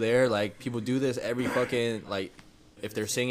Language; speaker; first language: English; native; English